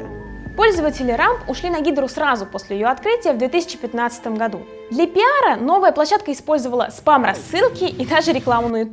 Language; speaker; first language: Russian; native; Russian